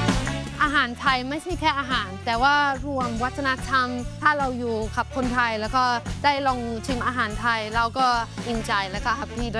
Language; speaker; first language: Thai; non-native, fluent; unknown